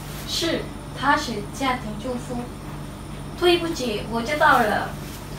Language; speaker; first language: Chinese; non-native, learner; Malay